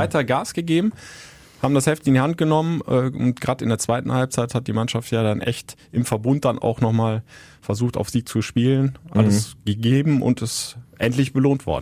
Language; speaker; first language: German; native; German